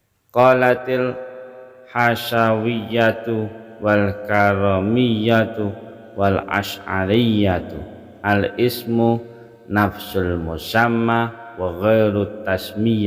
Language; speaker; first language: Arabic; non-native, fluent; Indonesian